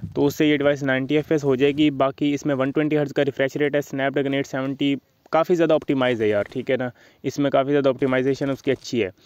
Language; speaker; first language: Urdu; native; Urdu